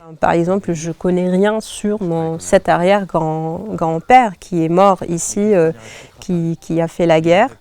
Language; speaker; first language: French; non-native, local second language; Arabic